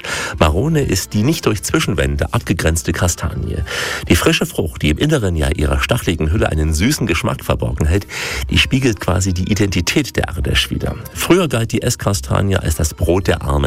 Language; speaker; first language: German; native; German